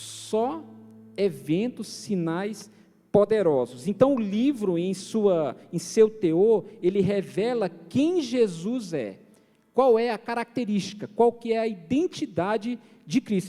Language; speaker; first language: Portuguese; native; Portuguese